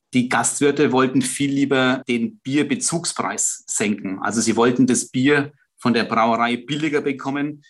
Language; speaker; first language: German; native; German